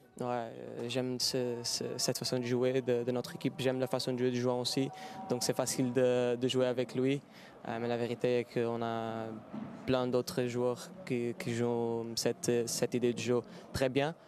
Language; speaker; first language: French; non-native, fluent; Portuguese